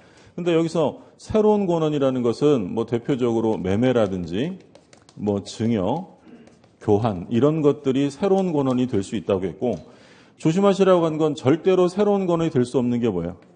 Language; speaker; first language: Korean; native; Korean